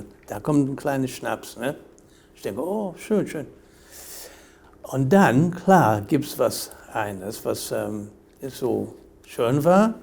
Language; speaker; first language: German; non-native, fluent; English